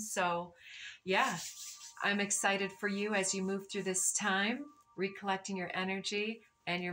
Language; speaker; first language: English; native; English